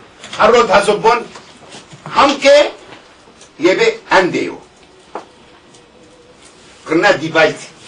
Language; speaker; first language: Korean; non-native, learner; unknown